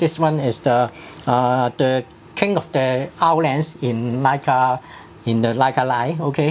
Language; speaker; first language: English; non-native, local second language; Cantonese